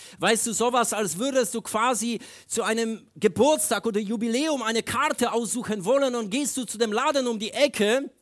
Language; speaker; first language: German; non-native, fluent; Polish